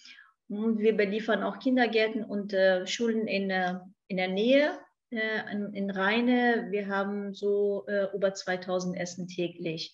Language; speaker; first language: German; non-native, fluent; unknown